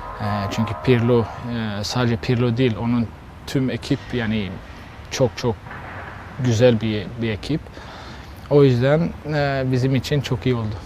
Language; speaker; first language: Turkish; non-native, learner; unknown